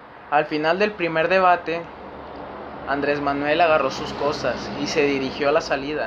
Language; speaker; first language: Spanish; native; Spanish